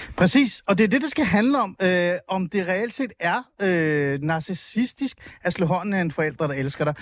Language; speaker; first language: Danish; early bilingual, other home language; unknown